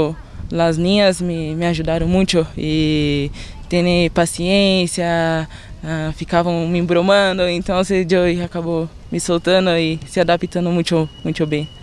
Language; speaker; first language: Spanish; non-native, learner; Portuguese